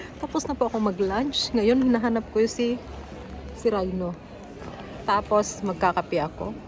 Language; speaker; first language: Filipino; non-native, local second language; Cebuano